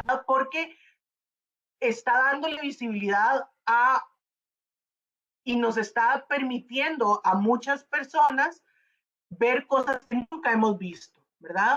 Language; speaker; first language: Spanish; non-native, fluent; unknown